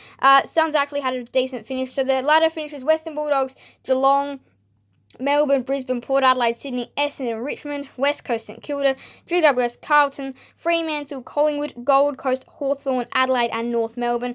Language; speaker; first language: English; native; English